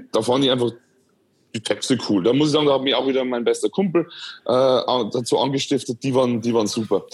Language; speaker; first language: German; native; German